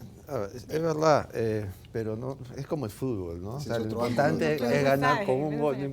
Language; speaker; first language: Spanish; native; Spanish